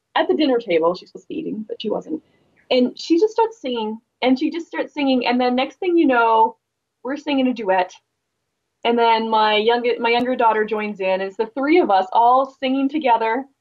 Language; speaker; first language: English; native; English